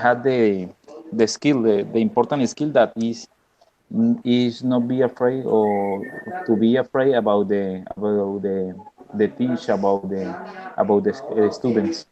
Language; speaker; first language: English; non-native, learner; Spanish